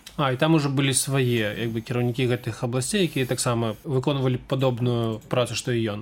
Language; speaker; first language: Belarusian; native; Belarusian